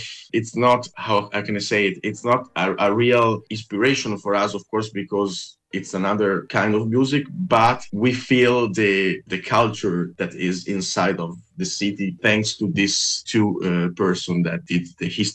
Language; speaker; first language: English; non-native, fluent; Italian